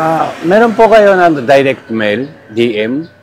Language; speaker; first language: Filipino; non-native, learner; Japanese